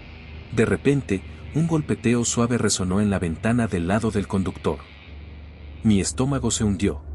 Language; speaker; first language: Spanish; native; Spanish